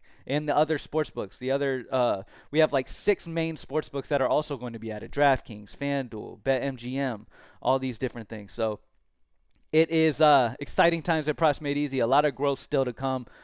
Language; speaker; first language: English; native; English